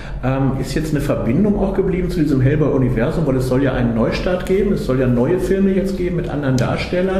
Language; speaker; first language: German; native; German